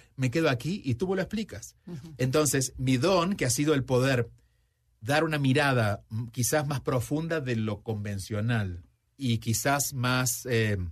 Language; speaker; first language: Spanish; native; Spanish